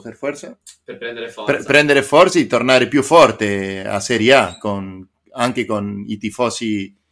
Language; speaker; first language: Italian; non-native, learner; Spanish